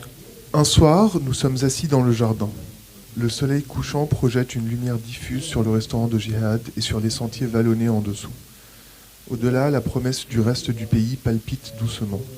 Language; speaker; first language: French; non-native, local second language; Arabic